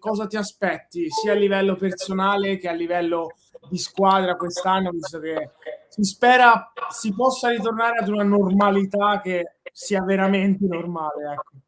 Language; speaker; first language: Italian; native; Italian